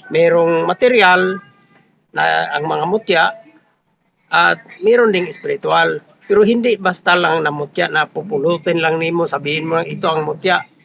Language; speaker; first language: Filipino; non-native, local second language; Cebuano